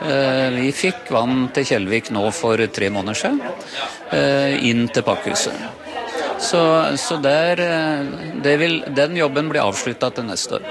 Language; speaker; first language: Norwegian; native; Norwegian